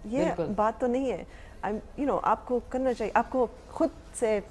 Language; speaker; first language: Urdu; non-native, fluent; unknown